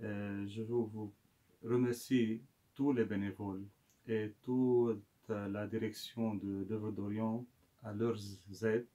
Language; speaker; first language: French; non-native, local second language; Arabic